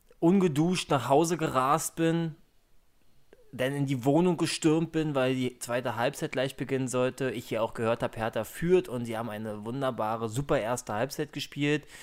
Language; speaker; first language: German; native; German